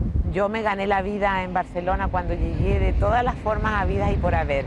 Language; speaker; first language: Spanish; native; Spanish